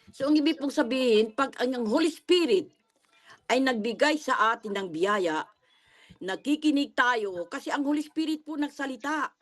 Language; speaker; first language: Filipino; non-native, local second language; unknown